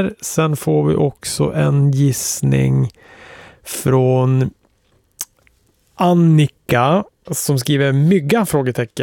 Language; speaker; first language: Swedish; native; Swedish